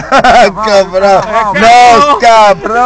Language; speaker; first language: Portuguese; non-native, learner; Spanish